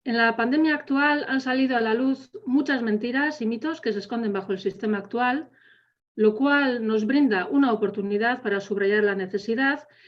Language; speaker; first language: Spanish; native; Spanish